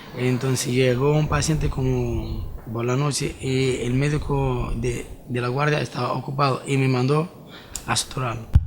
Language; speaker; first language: Spanish; non-native, fluent; Arabic